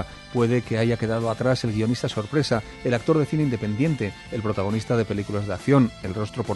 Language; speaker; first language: Spanish; native; Spanish